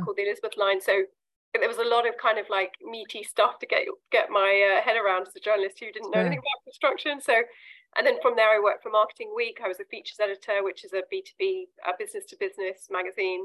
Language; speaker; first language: English; native; English